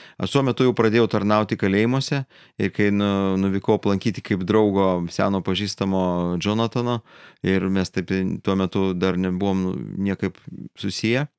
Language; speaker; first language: Lithuanian; native; Lithuanian